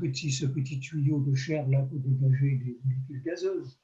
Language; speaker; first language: French; native; French